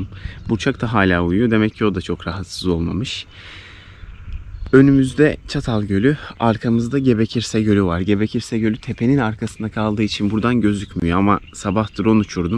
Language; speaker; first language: Turkish; native; Turkish